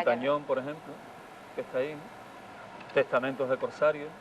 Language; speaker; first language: Spanish; native; Spanish